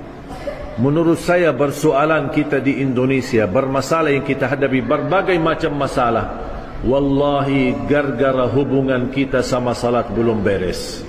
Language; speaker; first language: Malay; non-native, fluent; Arabic